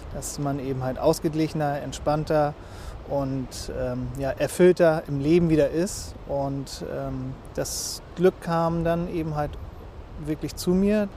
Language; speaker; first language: German; native; German